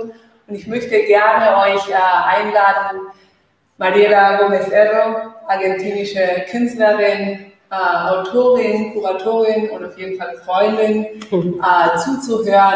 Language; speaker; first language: German; non-native, fluent; Spanish